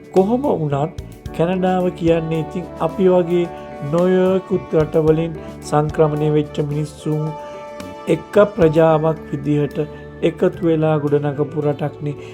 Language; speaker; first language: Sinhala; native; Sinhala